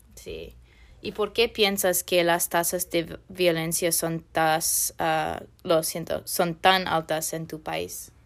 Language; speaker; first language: Spanish; non-native, fluent; English